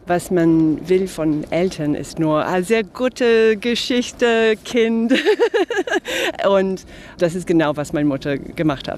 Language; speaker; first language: German; non-native, fluent; English